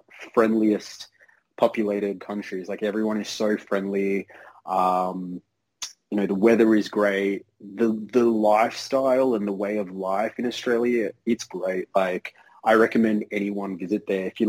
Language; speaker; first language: English; native; English